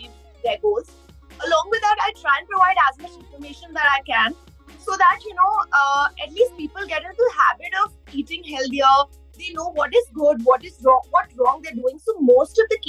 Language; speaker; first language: English; non-native, local second language; Hindi